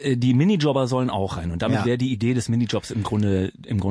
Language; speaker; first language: German; native; German